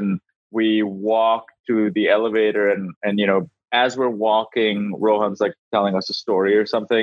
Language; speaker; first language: English; non-native, local second language; Hindi